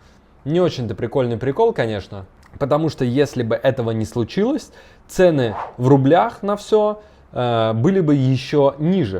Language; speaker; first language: Russian; native; Russian